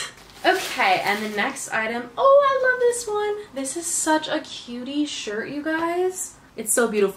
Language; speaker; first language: English; native; English